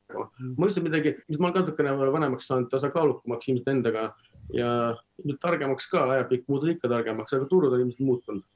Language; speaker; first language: Estonian; non-native, local second language; Russian